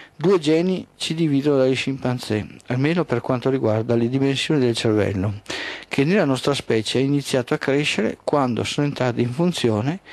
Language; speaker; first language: Italian; native; Italian